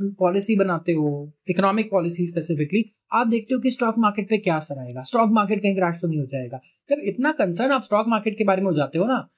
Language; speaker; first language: Hindi; native; Hindi